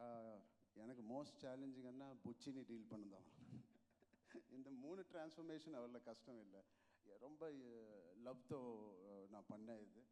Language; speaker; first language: Tamil; non-native, local second language; Telugu